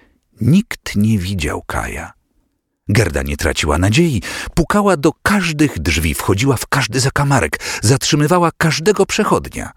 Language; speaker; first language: Polish; native; Polish